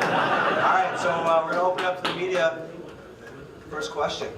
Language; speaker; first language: English; native; English